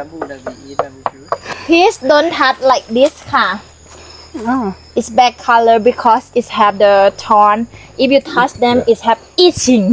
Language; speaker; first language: English; non-native, learner; Thai